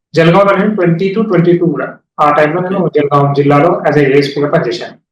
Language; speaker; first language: Telugu; native; Telugu